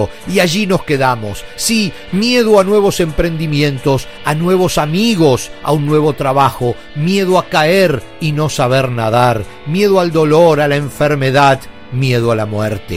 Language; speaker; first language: Spanish; native; Spanish